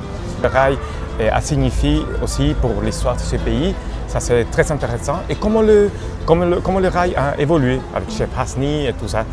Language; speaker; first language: French; non-native, fluent; Spanish